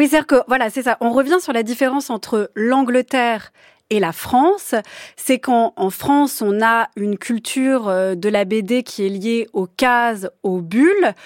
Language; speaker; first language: French; native; French